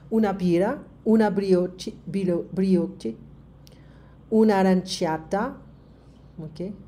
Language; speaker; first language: Italian; non-native, learner; French